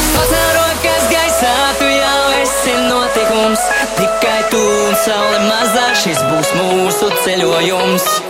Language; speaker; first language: Latvian; native; Latvian